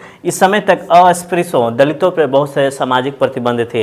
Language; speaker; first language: Hindi; native; Hindi